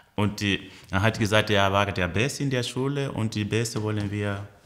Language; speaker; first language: German; early bilingual, other home language; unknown